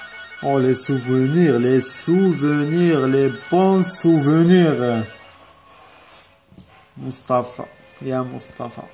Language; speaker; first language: French; non-native, fluent; Arabic